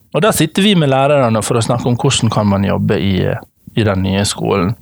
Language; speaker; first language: Norwegian; native; Norwegian